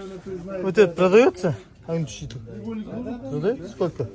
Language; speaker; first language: Russian; non-native, local second language; Kazakh